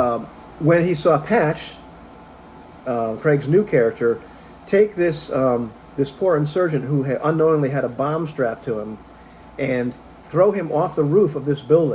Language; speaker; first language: English; native; English